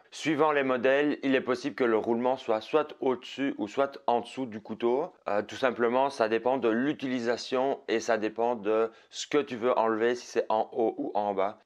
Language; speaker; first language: French; native; French